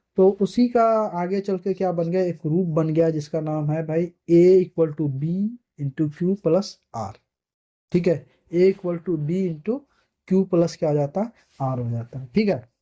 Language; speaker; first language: Hindi; native; Hindi